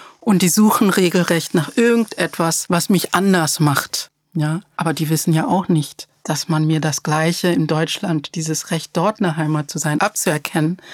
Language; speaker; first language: German; early bilingual, other home language; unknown